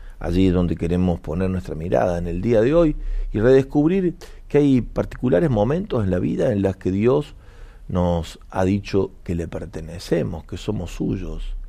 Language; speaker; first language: Spanish; native; Spanish